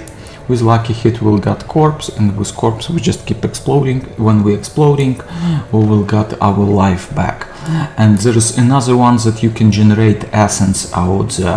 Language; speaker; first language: English; non-native, fluent; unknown